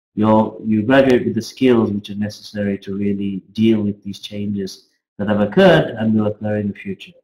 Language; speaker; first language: English; native; English